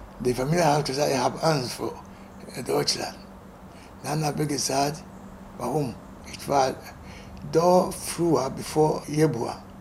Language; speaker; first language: German; non-native, learner; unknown